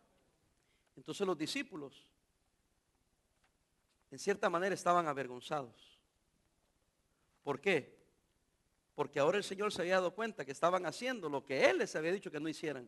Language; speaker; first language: Spanish; native; Spanish